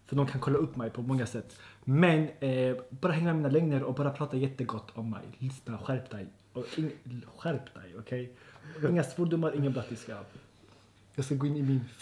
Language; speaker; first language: Swedish; native; Swedish